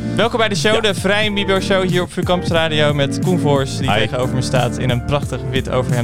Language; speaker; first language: Dutch; native; Dutch